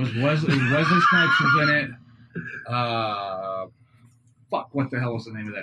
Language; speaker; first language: English; native; English